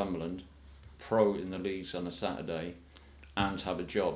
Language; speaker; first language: English; native; English